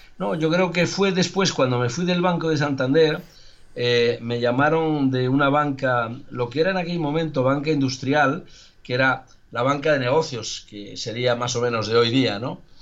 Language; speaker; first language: Spanish; native; Spanish